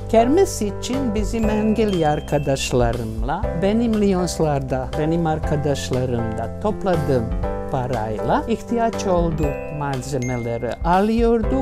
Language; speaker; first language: Turkish; non-native, fluent; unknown